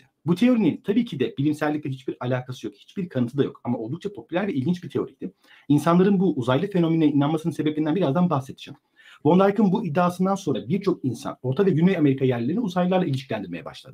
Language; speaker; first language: Turkish; native; Turkish